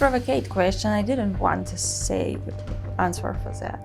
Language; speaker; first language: English; non-native, learner; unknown